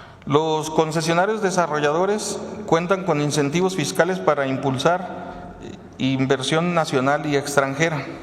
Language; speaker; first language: Spanish; native; Spanish